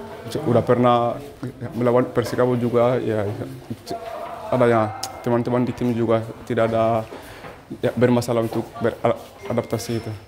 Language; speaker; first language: Indonesian; non-native, learner; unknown